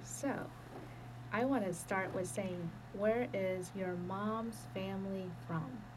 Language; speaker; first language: English; early bilingual, other home language; Vietnamese